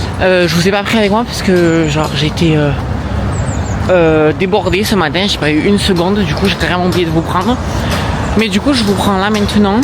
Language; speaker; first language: French; native; French